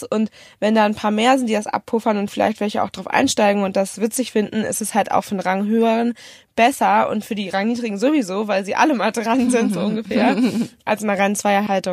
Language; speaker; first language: German; native; German